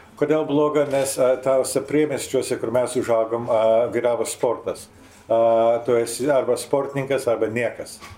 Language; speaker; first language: Lithuanian; early bilingual, heritage; Lithuanian